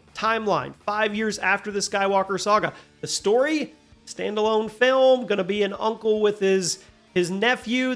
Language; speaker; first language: English; native; English